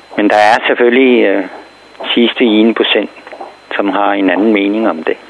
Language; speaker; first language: Danish; non-native, fluent; Urdu